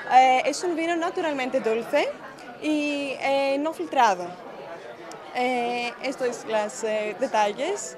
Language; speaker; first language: Spanish; non-native, learner; Greek